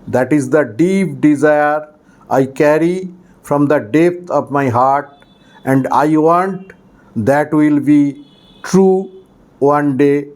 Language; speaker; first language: English; non-native, local second language; Bangla